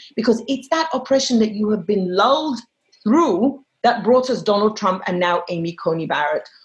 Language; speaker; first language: English; non-native, fluent; Arabic